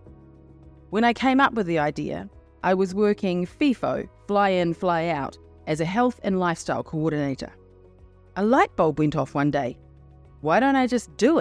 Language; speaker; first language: English; native; English